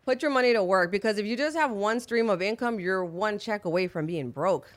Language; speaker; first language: English; early bilingual, other home language; Spanish